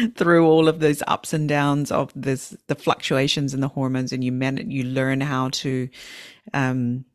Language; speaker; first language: English; native; English